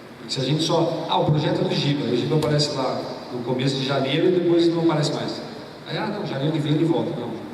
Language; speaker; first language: Portuguese; native; Portuguese